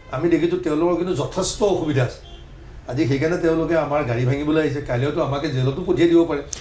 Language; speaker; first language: Assamese; native; Assamese